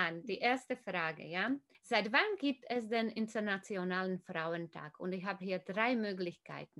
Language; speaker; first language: German; non-native, fluent; Slovak